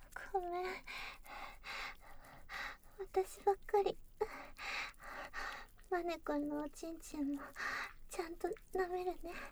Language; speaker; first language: Japanese; native; Japanese